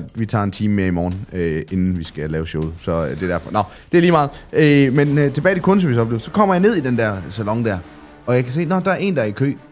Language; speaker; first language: Danish; native; Danish